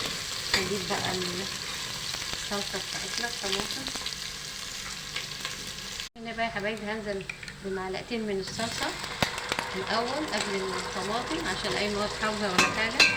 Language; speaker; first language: Arabic; native; Arabic